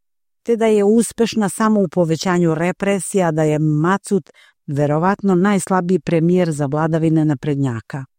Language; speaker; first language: Croatian; native; Croatian